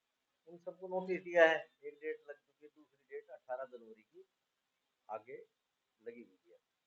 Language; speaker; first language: Hindi; native; Hindi